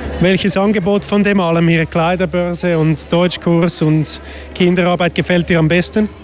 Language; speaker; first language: German; native; German